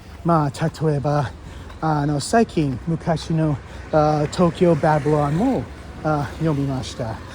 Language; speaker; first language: Japanese; non-native, fluent; English